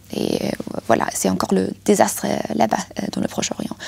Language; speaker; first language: French; non-native, fluent; German